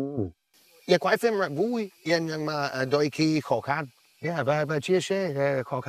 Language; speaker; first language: Vietnamese; non-native, learner; English